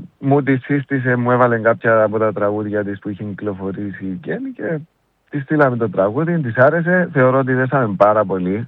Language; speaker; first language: Greek; native; Greek